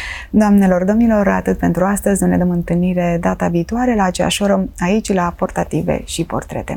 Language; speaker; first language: Romanian; native; Romanian